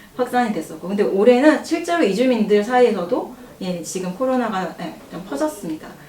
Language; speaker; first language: Korean; native; Korean